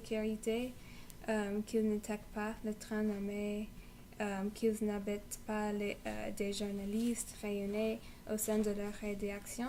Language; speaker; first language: French; non-native, learner; English